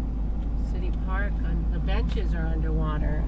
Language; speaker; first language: English; native; English